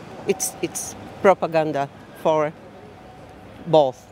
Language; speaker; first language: English; non-native, learner; Slovak